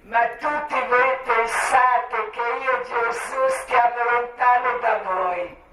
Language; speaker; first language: Italian; non-native, learner; Croatian